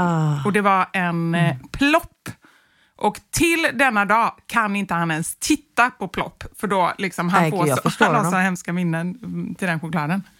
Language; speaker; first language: Swedish; native; Swedish